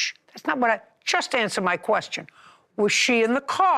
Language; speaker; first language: English; native; English